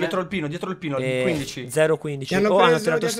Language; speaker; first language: Italian; native; Italian